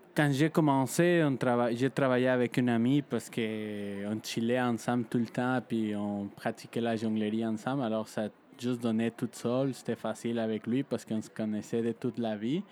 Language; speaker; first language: French; non-native, fluent; Spanish